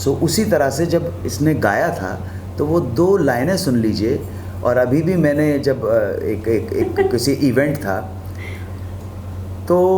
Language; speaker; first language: Hindi; native; Hindi